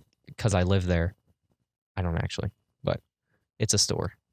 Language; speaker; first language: English; native; English